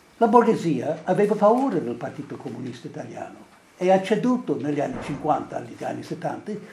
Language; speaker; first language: Italian; non-native, fluent; English